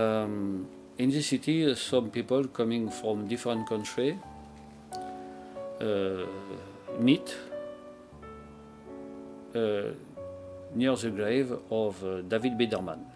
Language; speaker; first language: English; non-native, learner; French